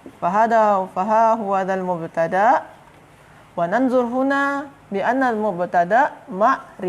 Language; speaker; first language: Arabic; non-native, fluent; Malay